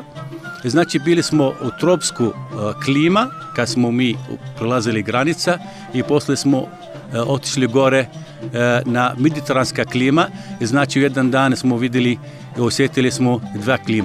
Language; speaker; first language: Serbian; non-native, learner; Arabic